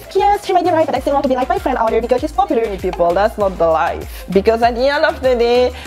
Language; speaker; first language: English; non-native, local second language; French